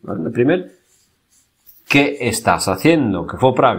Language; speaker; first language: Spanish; non-native, fluent; Bulgarian